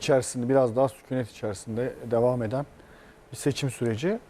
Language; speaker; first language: Turkish; native; Turkish